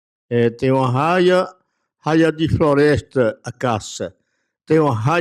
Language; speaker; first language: Portuguese; non-native, local second language; Yanomámi